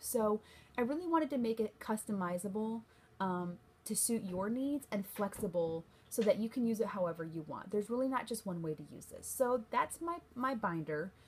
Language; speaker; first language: English; native; English